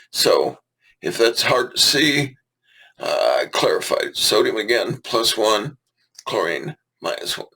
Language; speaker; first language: English; native; English